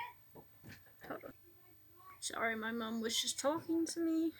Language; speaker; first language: English; native; English